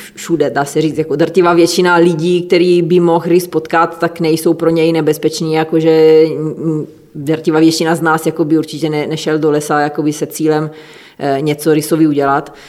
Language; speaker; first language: Czech; non-native, fluent; Italian